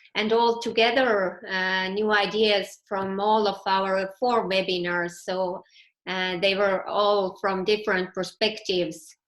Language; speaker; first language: English; non-native, fluent; Estonian